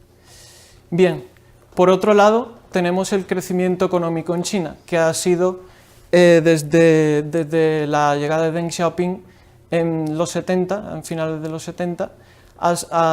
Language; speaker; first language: Spanish; native; Spanish